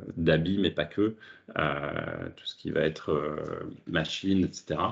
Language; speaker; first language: French; native; French